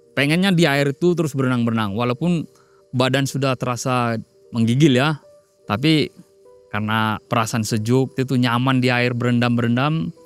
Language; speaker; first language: Indonesian; non-native, local second language; Batak Toba